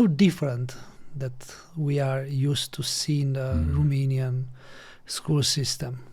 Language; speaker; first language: English; non-native, fluent; Romanian